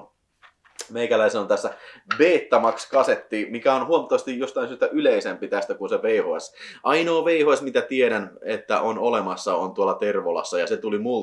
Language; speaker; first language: Finnish; native; Finnish